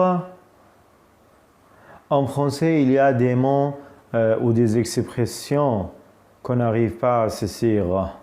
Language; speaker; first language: French; non-native, fluent; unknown